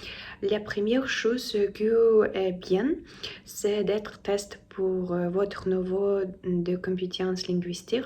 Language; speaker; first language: French; non-native, learner; Russian